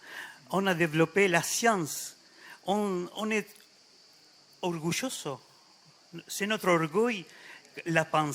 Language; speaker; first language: French; non-native, fluent; Spanish